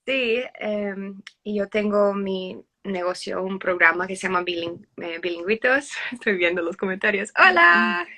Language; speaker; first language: Spanish; early bilingual, heritage; English